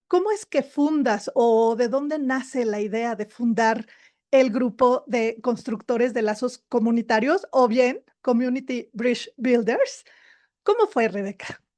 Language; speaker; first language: Spanish; native; Spanish